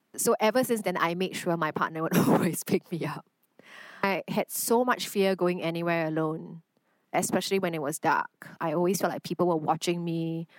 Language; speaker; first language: English; non-native, local second language; Chinese